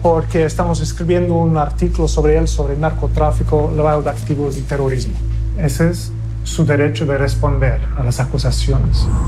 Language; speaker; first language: Spanish; non-native, fluent; English